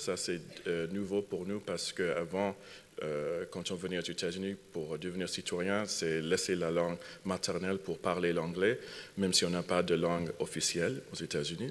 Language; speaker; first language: French; non-native, fluent; English